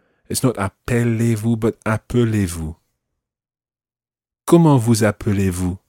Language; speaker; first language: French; non-native, fluent; English